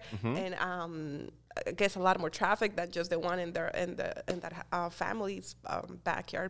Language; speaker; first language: English; non-native, fluent; Spanish